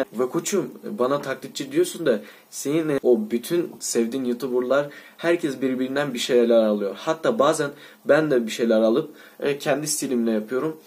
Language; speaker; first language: Turkish; non-native, fluent; Russian